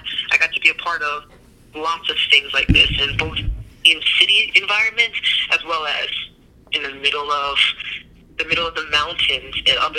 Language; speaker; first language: English; native; English